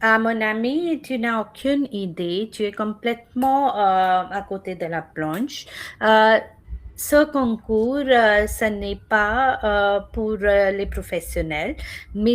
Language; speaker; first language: French; non-native, fluent; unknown